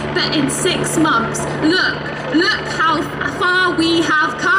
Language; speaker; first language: English; native; English